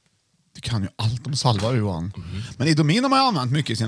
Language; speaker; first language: Swedish; native; Swedish